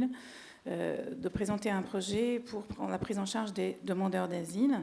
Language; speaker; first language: French; native; French